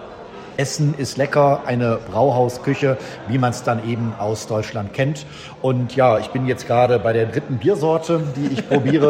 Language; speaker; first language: German; native; German